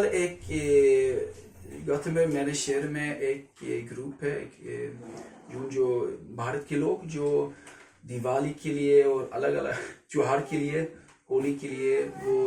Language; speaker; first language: Hindi; non-native, learner; Swedish